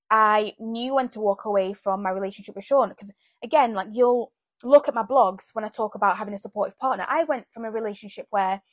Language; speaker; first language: English; early bilingual, other home language; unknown